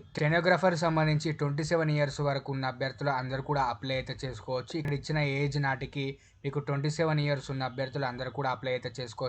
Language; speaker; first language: Telugu; native; Telugu